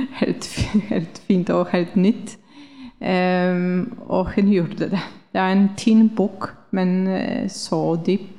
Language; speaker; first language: Norwegian; non-native, fluent; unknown